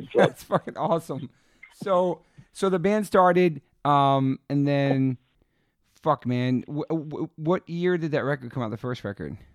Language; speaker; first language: English; native; English